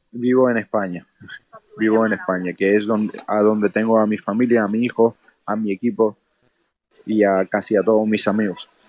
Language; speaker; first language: Spanish; non-native, fluent; Georgian